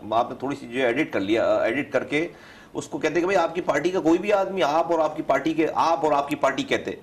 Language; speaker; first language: Urdu; native; Urdu